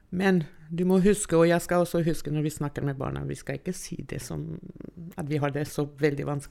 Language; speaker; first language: Norwegian; non-native, fluent; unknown